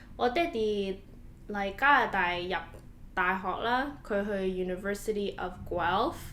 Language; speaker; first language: Cantonese; early bilingual, heritage; Cantonese